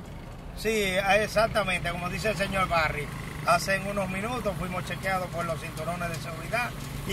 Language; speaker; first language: Spanish; native; Spanish